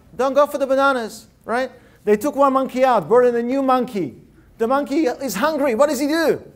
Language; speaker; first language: English; early bilingual, other home language; Russian